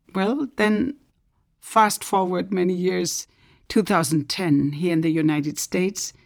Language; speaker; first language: English; non-native, fluent; German